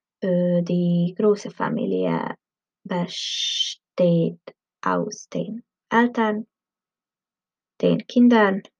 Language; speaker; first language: German; non-native, learner; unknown